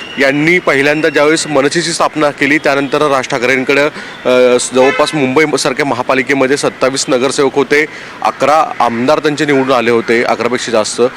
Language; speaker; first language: Marathi; native; Marathi